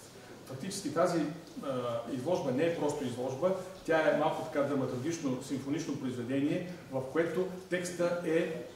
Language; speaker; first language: Bulgarian; native; Bulgarian